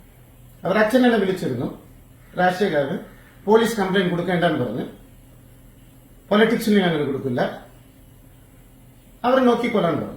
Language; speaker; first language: Malayalam; non-native, fluent; Tamil